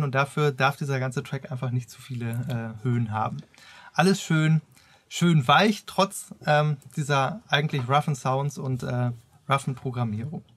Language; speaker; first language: German; native; German